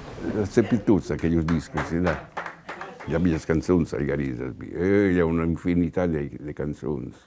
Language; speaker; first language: Italian; non-native, local second language; Catalan